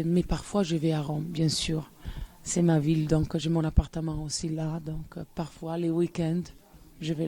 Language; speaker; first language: French; non-native, fluent; Italian